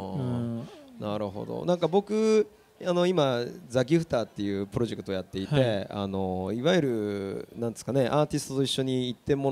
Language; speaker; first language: Japanese; native; Japanese